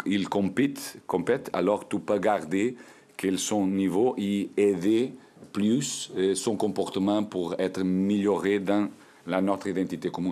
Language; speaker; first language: French; non-native, learner; Portuguese